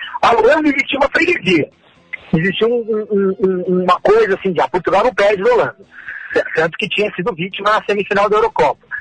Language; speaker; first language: Portuguese; native; Portuguese